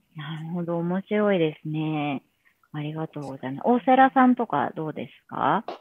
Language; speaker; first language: Japanese; native; Japanese